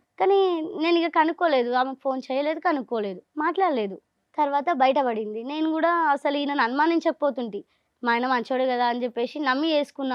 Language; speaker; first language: Telugu; native; Telugu